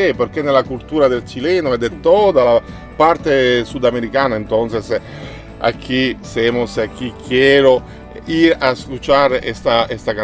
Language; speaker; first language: Spanish; non-native, learner; Italian